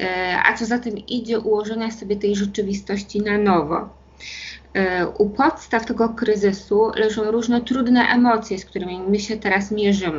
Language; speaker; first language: Polish; native; Polish